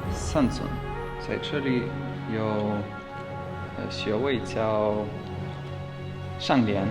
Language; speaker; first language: Chinese; non-native, fluent; Lithuanian